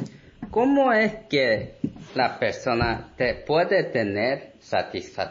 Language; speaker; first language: Spanish; non-native, learner; Korean